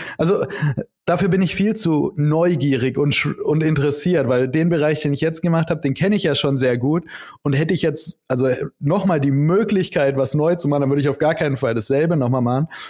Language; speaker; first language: German; native; German